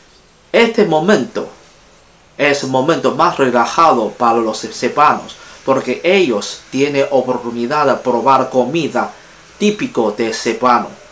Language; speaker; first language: Spanish; non-native, fluent; Chinese